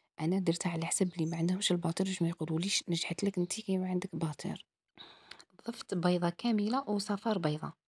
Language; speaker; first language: Arabic; native; Arabic